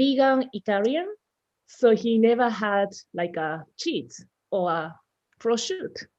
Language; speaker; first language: English; non-native, learner; Japanese